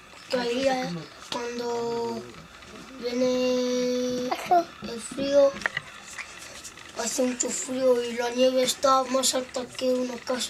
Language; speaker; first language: Spanish; early bilingual, other home language; Romanian